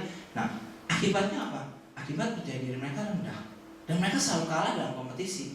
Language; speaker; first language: Indonesian; native; Indonesian